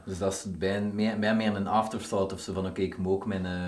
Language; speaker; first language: Dutch; native; Dutch